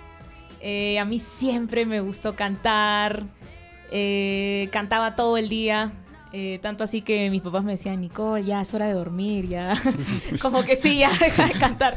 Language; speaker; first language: Spanish; native; Spanish